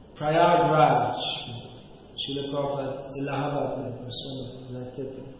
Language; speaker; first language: Hindi; non-native, fluent; English